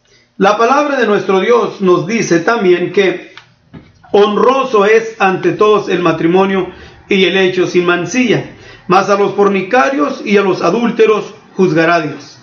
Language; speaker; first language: Spanish; native; Spanish